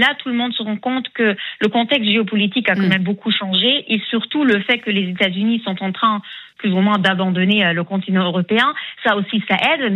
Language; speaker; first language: French; non-native, fluent; German